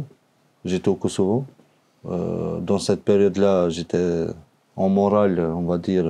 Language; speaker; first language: French; non-native, learner; Albanian